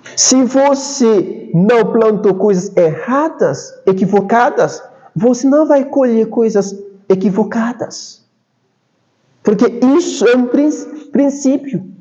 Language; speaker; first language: Portuguese; non-native, fluent; Haitian Creole